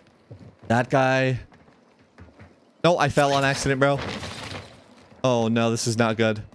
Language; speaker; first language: English; native; English